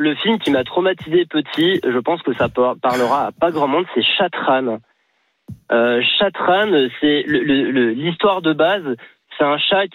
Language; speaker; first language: French; native; French